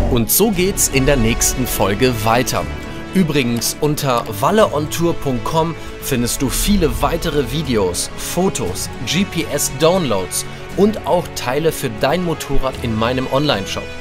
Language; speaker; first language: German; native; German